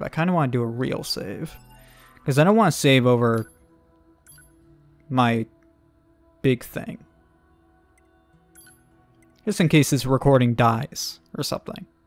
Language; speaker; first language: English; native; English